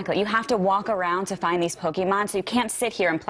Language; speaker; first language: English; native; English